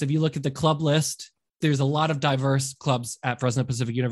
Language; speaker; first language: English; native; English